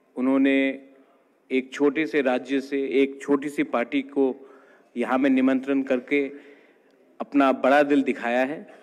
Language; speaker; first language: Hindi; non-native, local second language; Kok Borok